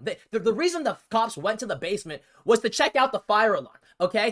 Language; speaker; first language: English; native; English